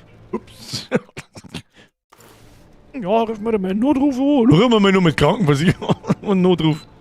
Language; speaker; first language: German; native; German